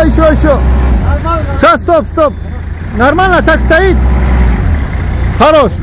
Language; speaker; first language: Russian; non-native, local second language; Tajik